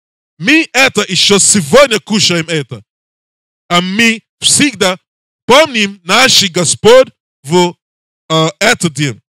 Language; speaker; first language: Russian; non-native, learner; English